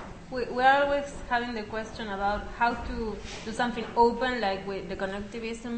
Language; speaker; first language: English; non-native, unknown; Spanish